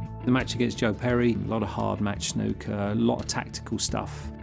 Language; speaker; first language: English; native; English